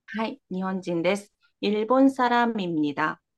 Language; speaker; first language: Japanese; non-native, fluent; Korean